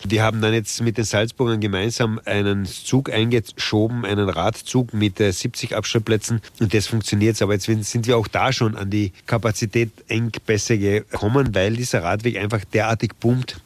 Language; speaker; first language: German; non-native, local second language; Slovenian